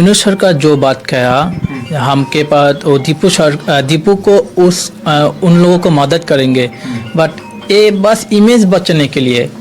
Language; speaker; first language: Hindi; non-native, learner; Bangla